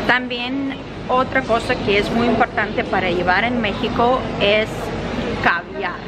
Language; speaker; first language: Spanish; non-native, fluent; Ukrainian